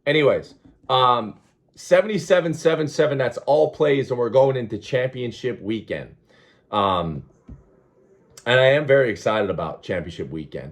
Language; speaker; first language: English; native; English